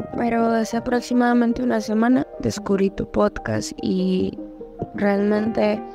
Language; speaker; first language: Spanish; native; Spanish